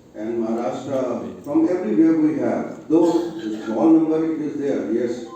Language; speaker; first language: English; non-native, local second language; Hindi